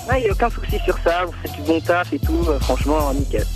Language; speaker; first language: French; native; French